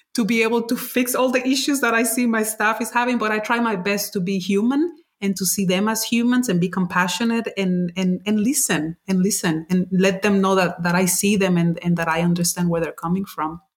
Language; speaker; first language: English; non-native, fluent; Spanish